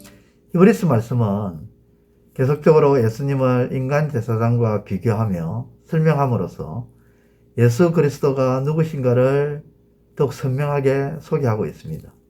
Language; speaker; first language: Korean; native; Korean